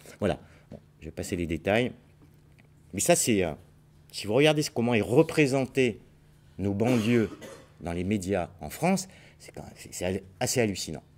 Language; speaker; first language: French; native; French